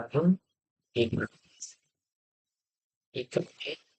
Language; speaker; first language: Russian; non-native, learner; English